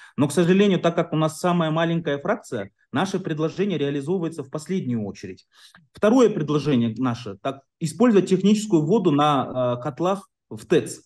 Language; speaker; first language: Russian; non-native, local second language; Kyrgyz